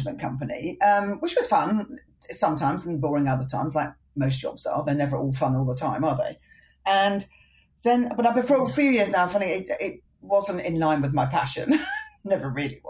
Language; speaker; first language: English; native; English